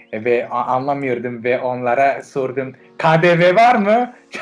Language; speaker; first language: Turkish; non-native, fluent; French